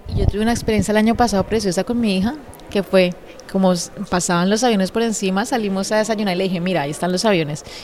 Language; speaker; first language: Spanish; native; Spanish